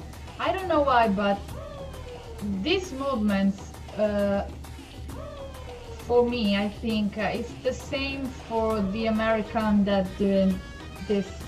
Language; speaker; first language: English; non-native, learner; Italian